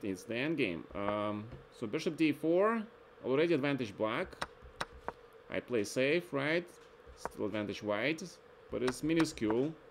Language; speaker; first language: English; non-native, fluent; Russian